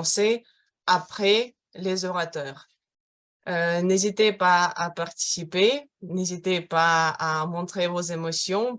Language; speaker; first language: French; non-native, fluent; Russian